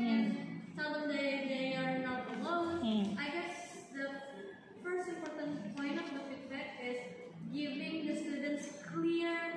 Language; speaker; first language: English; non-native, learner; Indonesian